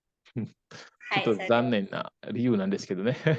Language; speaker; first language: Japanese; non-native, fluent; Indonesian